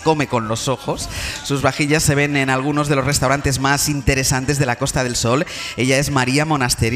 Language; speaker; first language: Spanish; native; Spanish